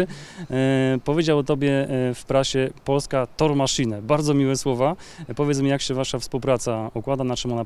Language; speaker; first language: Polish; native; Polish